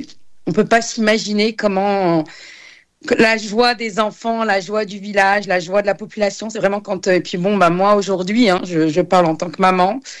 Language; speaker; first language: French; non-native, local second language; Arabic